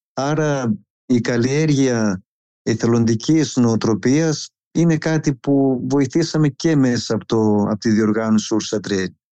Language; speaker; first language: Greek; native; Greek